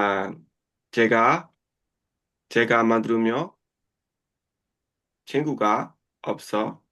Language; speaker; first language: Korean; non-native, learner; Burmese